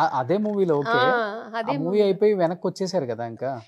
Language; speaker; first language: Telugu; native; Telugu